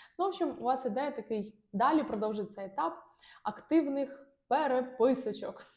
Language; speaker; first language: Ukrainian; non-native, local second language; Russian